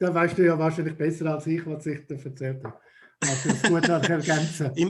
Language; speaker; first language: German; native; German